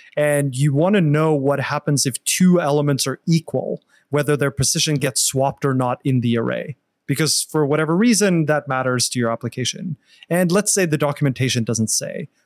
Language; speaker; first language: English; non-native, fluent; Norwegian